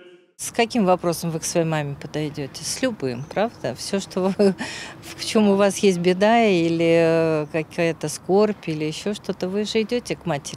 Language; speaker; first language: Russian; native; Russian